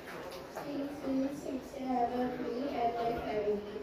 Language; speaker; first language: English; non-native, learner; Bangla